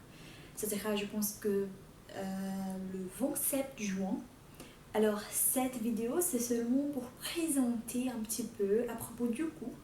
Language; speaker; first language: French; non-native, fluent; Portuguese